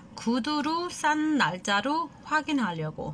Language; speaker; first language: Korean; non-native, fluent; Burmese